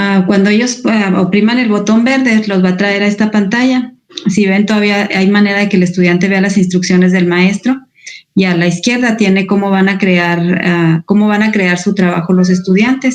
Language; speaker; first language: Spanish; native; Spanish